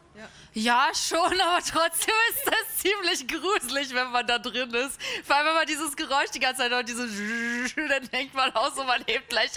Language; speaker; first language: German; native; German